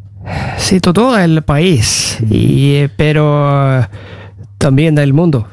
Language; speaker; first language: Spanish; non-native, learner; Norwegian